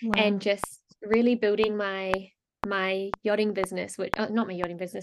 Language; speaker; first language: English; native; English